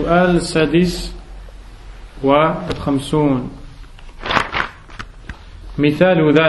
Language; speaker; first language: Arabic; non-native, fluent; French